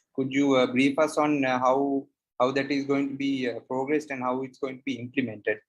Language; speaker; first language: English; non-native, local second language; Sinhala